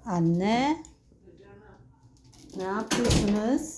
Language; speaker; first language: Turkish; non-native, learner; Uzbek